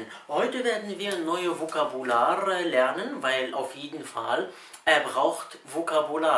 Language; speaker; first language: German; non-native, fluent; Arabic